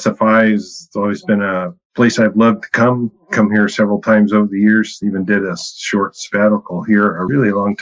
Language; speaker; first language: English; native; English